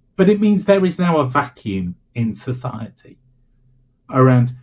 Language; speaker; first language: English; native; English